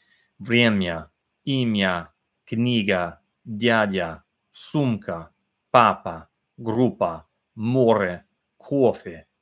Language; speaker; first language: Russian; non-native, learner; English